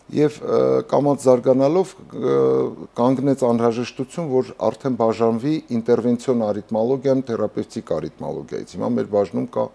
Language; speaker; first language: Armenian; native; Armenian